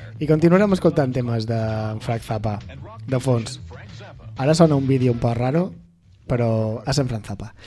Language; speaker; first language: Catalan; native; Catalan